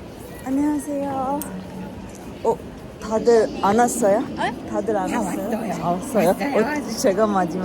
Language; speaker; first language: Korean; non-native, learner; Malayalam